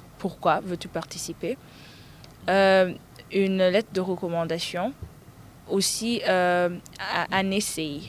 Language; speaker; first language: French; non-native, local second language; Rundi